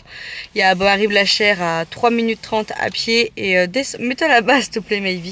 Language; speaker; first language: French; native; French